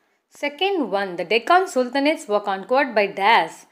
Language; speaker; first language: English; non-native, local second language; Tamil